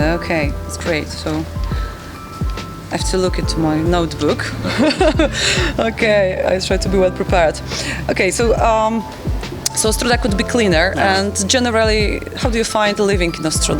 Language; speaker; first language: English; non-native, learner; Polish